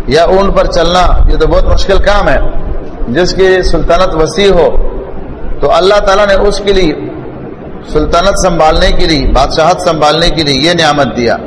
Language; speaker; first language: Urdu; non-native, local second language; Pashto